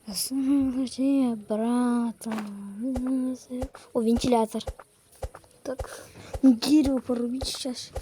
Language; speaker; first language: Russian; native; Russian